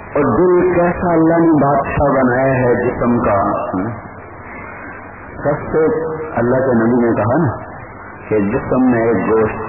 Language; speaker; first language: Urdu; non-native, local second language; Punjabi